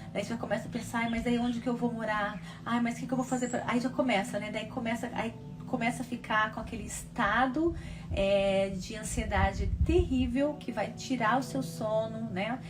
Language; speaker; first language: Portuguese; native; Portuguese